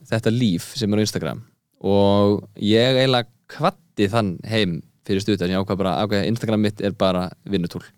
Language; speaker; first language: Icelandic; early bilingual, heritage; Icelandic